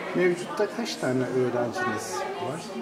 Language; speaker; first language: Turkish; native; Turkish